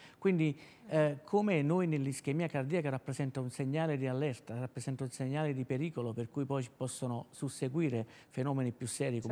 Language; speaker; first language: Italian; native; Italian